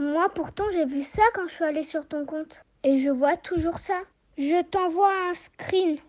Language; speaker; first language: French; native; French